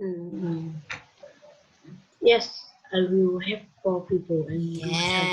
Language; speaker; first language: English; non-native, learner; Vietnamese